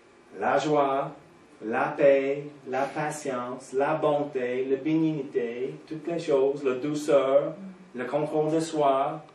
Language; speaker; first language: French; non-native, fluent; English